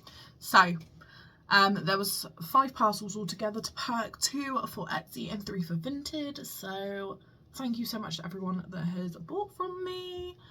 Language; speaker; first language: English; native; English